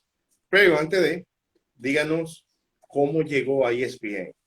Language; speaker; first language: Spanish; native; Spanish